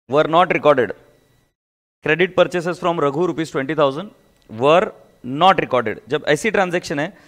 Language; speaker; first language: Hindi; native; Hindi